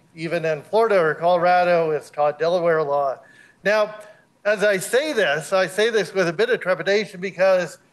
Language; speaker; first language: English; native; English